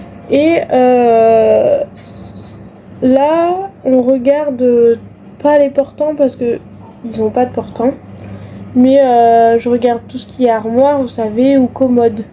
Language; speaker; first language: French; native; French